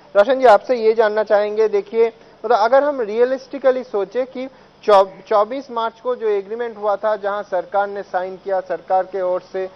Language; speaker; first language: Hindi; non-native, local second language; Bangla